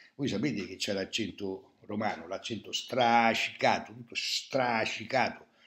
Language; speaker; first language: Italian; native; Italian